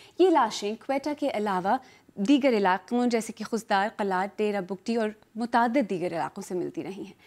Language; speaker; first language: Urdu; native; Urdu